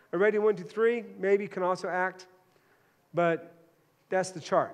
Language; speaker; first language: English; native; English